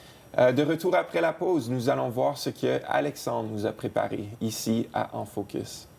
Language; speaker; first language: French; native; French